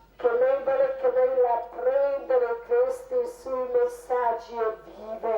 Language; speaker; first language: Italian; non-native, learner; Croatian